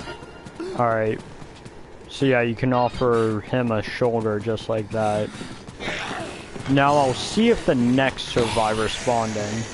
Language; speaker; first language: English; native; English